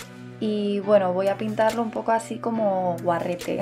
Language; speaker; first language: Spanish; native; Spanish